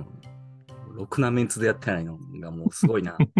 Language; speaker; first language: Japanese; native; Japanese